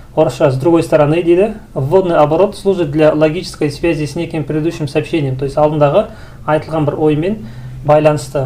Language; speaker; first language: Russian; non-native, local second language; Kazakh